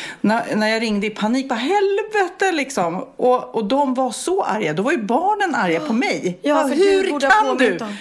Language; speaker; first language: Swedish; native; Swedish